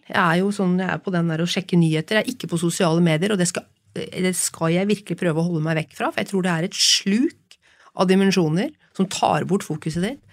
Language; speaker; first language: Norwegian; native; Norwegian